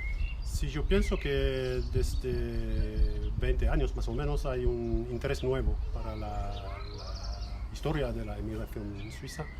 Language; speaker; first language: Spanish; non-native, fluent; French